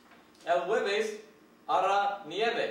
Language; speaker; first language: Spanish; non-native, learner; English